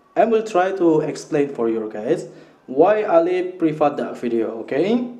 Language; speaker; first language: English; non-native, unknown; Indonesian